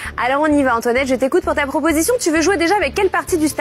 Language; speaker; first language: French; native; French